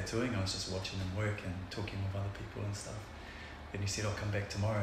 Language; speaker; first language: English; non-native, local second language; Tongan